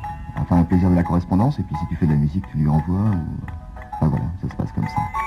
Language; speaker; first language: French; native; French